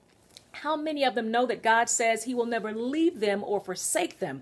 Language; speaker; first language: English; native; English